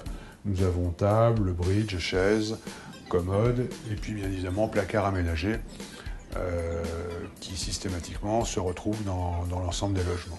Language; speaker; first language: French; native; French